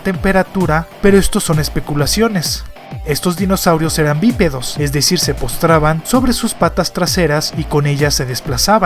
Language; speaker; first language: Spanish; native; Spanish